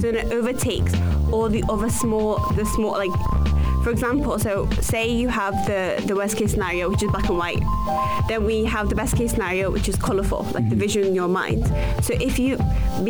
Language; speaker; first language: English; native; English